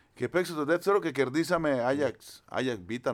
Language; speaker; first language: Greek; non-native, learner; Spanish